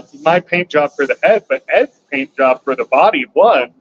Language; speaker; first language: English; native; English